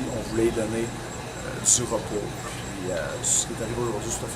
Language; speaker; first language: French; native; French